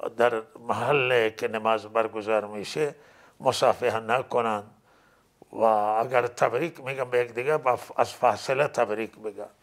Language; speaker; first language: Persian; non-native, local second language; Baluchi